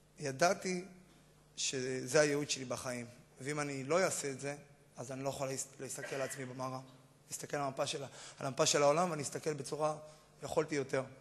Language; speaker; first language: Hebrew; native; Hebrew